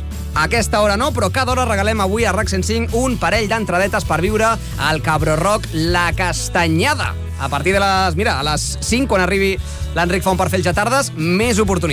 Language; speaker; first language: Catalan; native; Catalan